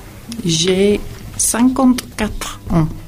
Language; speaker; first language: French; non-native, learner; English